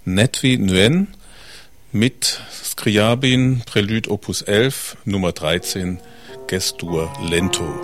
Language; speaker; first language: German; native; German